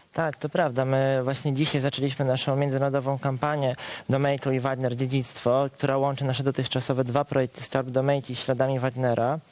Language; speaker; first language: Polish; native; Polish